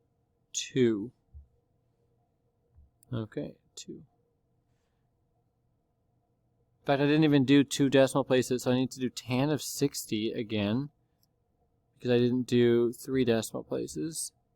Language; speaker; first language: English; native; English